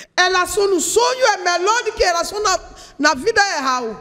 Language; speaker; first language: Portuguese; non-native, learner; Yoruba